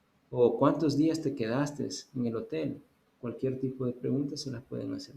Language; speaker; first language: Spanish; native; Spanish